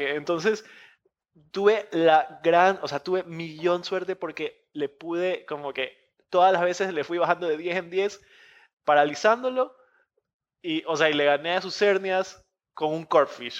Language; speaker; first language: Spanish; native; Spanish